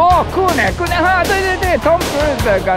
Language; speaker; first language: Chinese; non-native, learner; Japanese